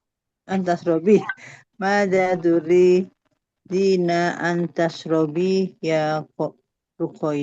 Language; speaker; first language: Arabic; non-native, learner; Indonesian